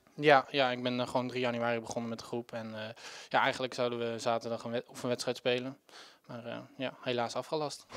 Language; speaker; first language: Dutch; native; Dutch